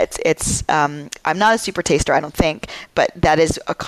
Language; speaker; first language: English; native; English